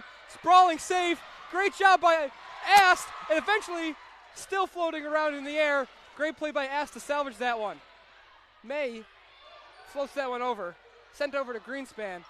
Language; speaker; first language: English; native; English